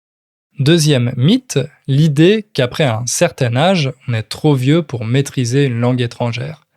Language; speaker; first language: French; native; French